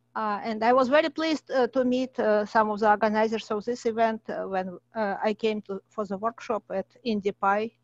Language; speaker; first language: English; non-native, fluent; Russian